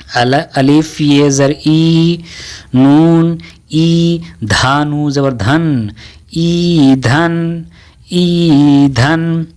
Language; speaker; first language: Urdu; native; Urdu